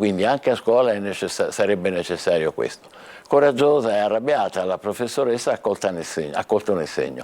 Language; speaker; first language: Italian; native; Italian